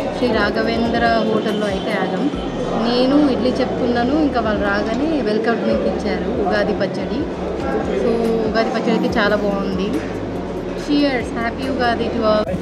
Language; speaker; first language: Telugu; non-native, local second language; Lambadi